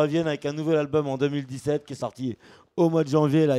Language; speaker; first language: French; native; French